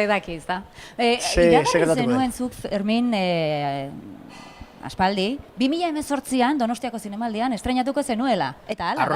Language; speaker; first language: Basque; native; Basque